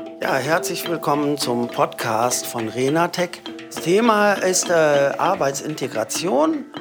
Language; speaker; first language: German; native; German